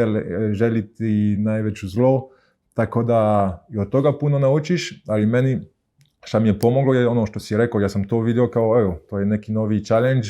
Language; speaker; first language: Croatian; early bilingual, heritage; Croatian